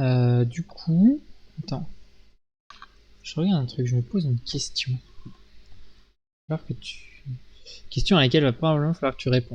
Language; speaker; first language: French; native; French